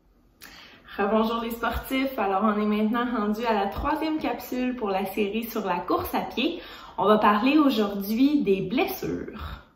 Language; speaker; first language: French; native; French